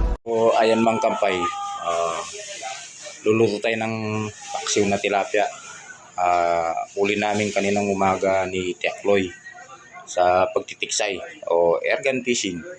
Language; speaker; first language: Filipino; non-native, local second language; Pampanga